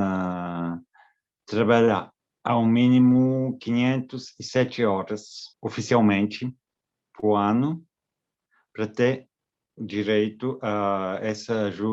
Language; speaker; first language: Portuguese; non-native, fluent; French